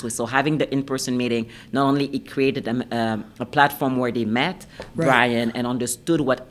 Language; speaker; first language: English; non-native, fluent; French